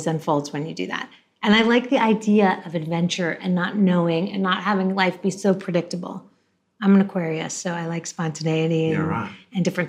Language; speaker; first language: English; native; English